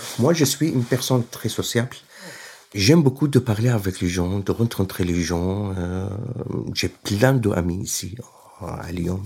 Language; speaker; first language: French; non-native, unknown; Arabic